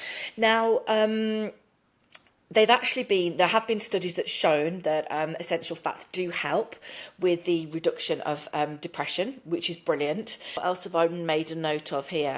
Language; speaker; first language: English; native; English